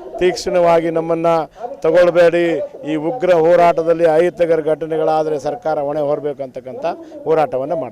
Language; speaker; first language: Kannada; non-native, local second language; Lambadi